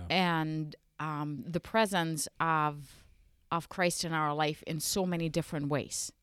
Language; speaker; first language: English; non-native, fluent; German